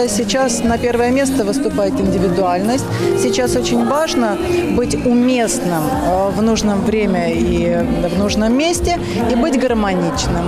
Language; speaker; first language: Russian; native; Russian